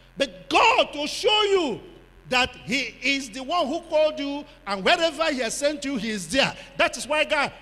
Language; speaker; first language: English; non-native, local second language; Igbo